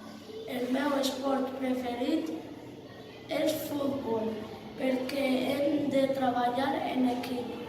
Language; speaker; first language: Catalan; early bilingual, other home language; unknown